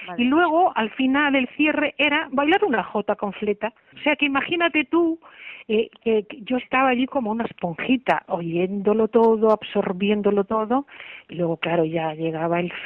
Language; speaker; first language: Spanish; native; Spanish